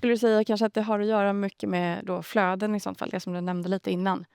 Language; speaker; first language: Swedish; native; Swedish